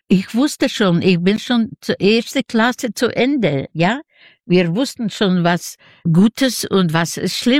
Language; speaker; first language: German; non-native, learner; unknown